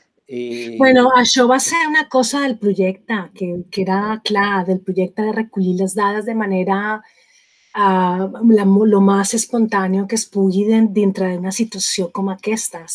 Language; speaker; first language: Catalan; non-native, fluent; Spanish